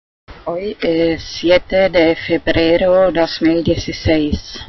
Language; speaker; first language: Spanish; non-native, fluent; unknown